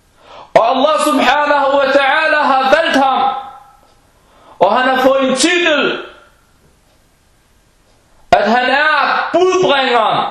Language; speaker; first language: Danish; non-native, fluent; Arabic